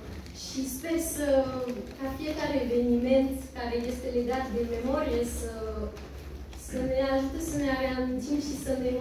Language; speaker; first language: Romanian; early bilingual, heritage; French